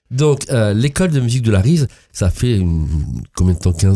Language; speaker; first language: French; native; French